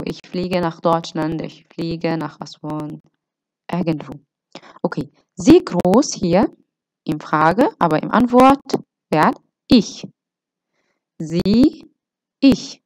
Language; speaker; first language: German; non-native, fluent; Arabic